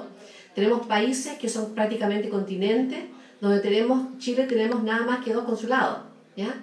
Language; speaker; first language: Spanish; native; Spanish